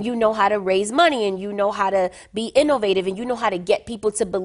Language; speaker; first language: English; native; English